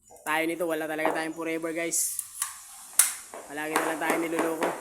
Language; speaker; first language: Filipino; native; Filipino